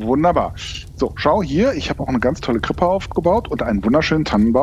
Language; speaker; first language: German; native; German